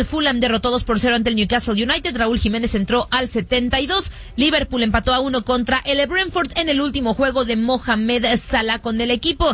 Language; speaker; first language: Spanish; native; Spanish